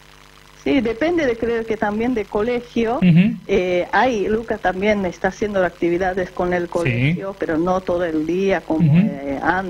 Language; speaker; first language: Spanish; non-native, fluent; Japanese